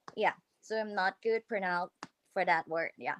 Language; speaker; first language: English; non-native, learner; Thai